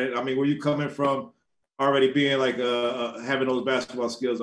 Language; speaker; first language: English; native; English